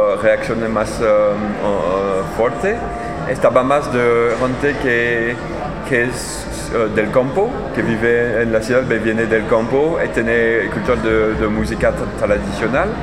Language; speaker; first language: Spanish; non-native, learner; French